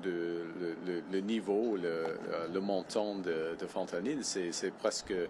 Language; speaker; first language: French; non-native, local second language; English